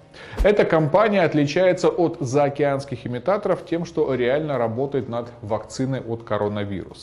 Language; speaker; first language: Russian; native; Russian